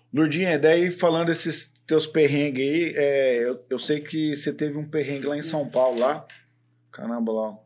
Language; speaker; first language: Portuguese; native; Portuguese